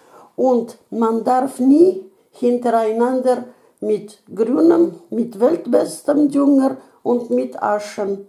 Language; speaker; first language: German; non-native, fluent; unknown